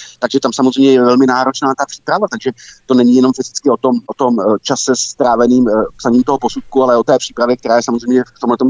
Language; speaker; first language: Czech; native; Czech